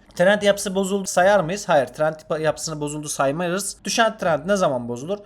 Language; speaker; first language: Turkish; non-native, fluent; Azerbaijani